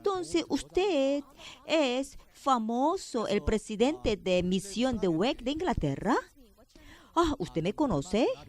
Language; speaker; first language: Spanish; non-native, fluent; Korean